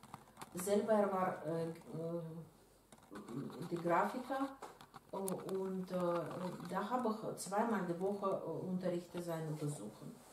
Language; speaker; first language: German; non-native, learner; Russian